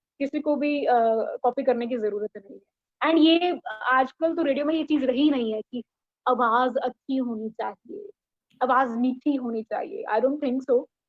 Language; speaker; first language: Hindi; native; Hindi